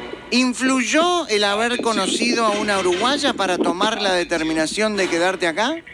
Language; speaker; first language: Spanish; native; Spanish